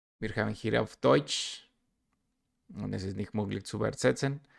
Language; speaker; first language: German; non-native, learner; Spanish